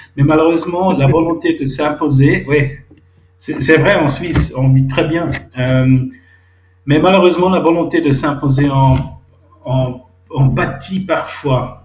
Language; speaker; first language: French; non-native, local second language; Swiss German